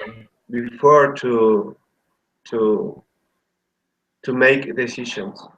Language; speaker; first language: English; non-native, learner; Spanish